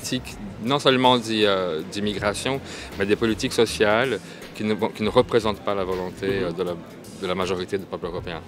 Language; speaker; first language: French; native; French